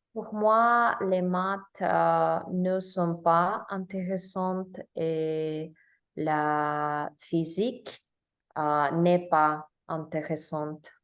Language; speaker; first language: French; non-native, learner; English